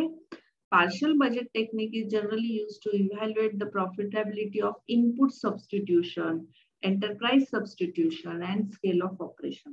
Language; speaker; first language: English; non-native, local second language; Marathi